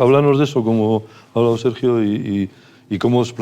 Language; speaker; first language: Spanish; native; Spanish